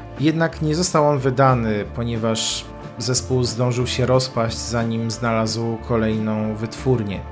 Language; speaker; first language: Polish; native; Polish